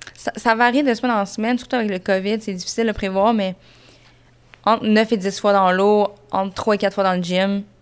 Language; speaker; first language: French; native; French